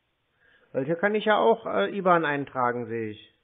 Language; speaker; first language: German; native; German